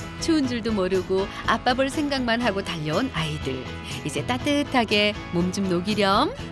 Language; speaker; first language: Korean; native; Korean